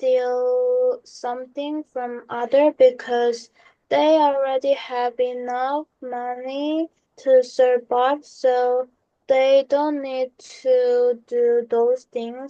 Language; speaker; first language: English; non-native, learner; Korean